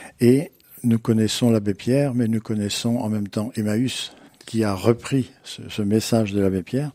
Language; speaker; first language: French; native; French